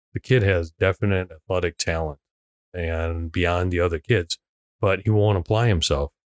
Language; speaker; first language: English; non-native, local second language; Cantonese